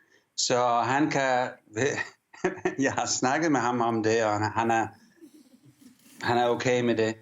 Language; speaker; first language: Danish; early bilingual, heritage; English